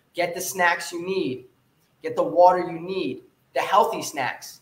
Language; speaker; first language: English; native; English